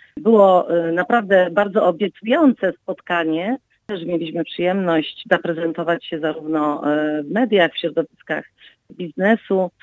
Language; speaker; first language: Polish; native; Polish